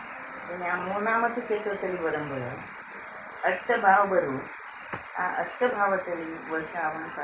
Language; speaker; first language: Malayalam; non-native, local second language; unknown